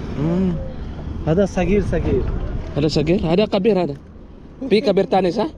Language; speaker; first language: Arabic; non-native, learner; Filipino